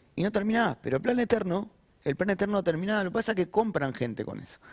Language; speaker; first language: Spanish; native; Spanish